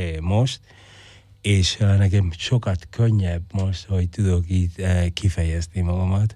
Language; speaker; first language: Hungarian; non-native, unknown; Spanish